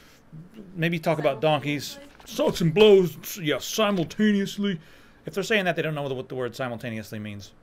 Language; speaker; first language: English; native; English